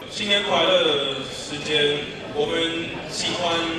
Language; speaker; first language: Chinese; non-native, learner; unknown